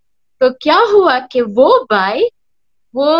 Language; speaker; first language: Hindi; early bilingual, heritage; Hindi